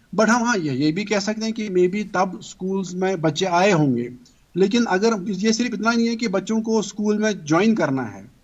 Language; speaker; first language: Urdu; native; Urdu